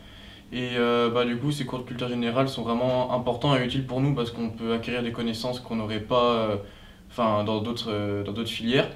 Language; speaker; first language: French; native; French